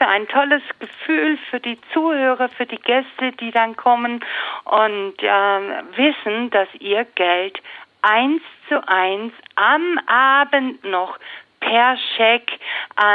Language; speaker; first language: German; native; German